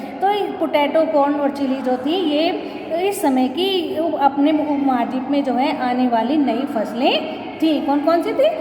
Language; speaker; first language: Hindi; native; Hindi